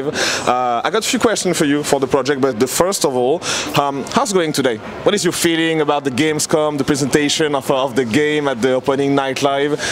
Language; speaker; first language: English; non-native, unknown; French